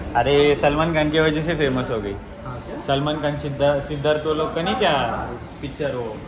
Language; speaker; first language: Hindi; non-native, local second language; Marathi